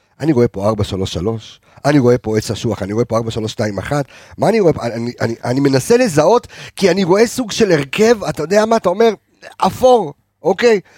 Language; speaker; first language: Hebrew; native; Hebrew